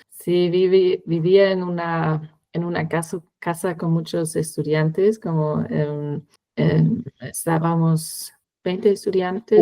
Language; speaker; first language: Spanish; non-native, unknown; German